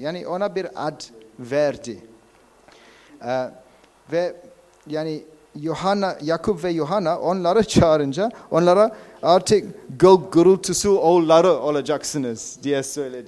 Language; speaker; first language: Turkish; non-native, fluent; English